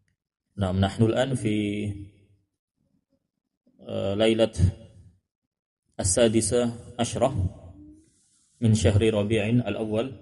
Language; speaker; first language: Arabic; non-native, fluent; Indonesian